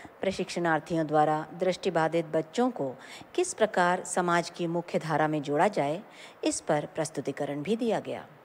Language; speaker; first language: Hindi; native; Hindi